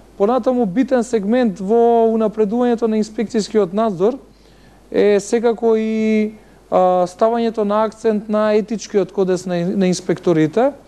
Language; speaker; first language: Macedonian; native; Macedonian